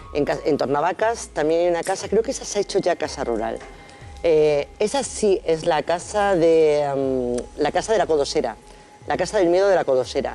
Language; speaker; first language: Spanish; native; Spanish